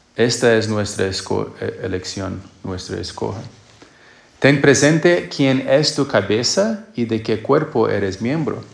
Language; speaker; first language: Spanish; non-native, fluent; English